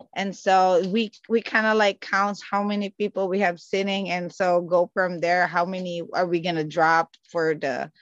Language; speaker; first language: English; non-native, local second language; Filipino